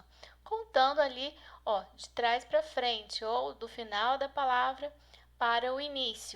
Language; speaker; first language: Portuguese; native; Portuguese